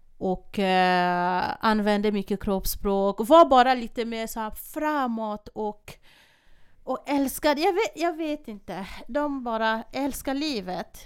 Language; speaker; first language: Swedish; early bilingual, other home language; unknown